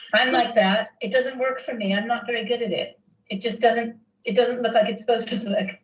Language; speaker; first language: English; native; English